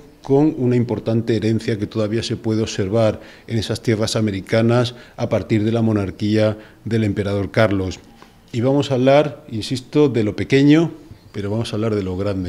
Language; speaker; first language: Spanish; native; Spanish